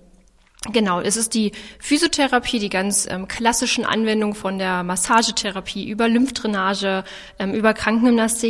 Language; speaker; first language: German; native; German